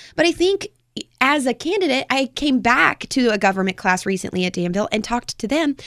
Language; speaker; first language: English; native; English